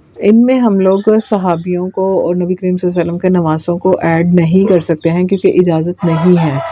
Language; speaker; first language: Urdu; native; Urdu